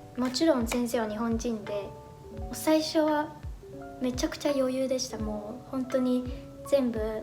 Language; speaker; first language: Japanese; non-native, fluent; Chinese